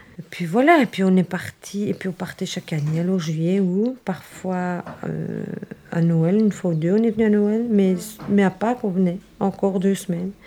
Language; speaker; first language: French; early bilingual, other home language; Italian